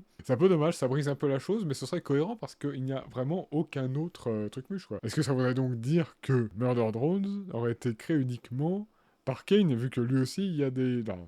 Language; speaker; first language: French; native; French